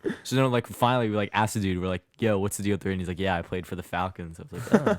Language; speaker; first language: English; native; English